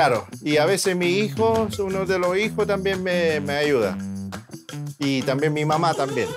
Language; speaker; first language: Spanish; early bilingual, heritage; Spanish